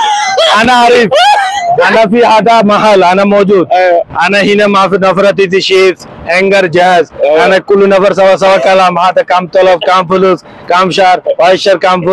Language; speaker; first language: Arabic; non-native, learner; Bangla